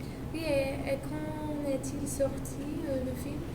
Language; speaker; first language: French; non-native, learner; English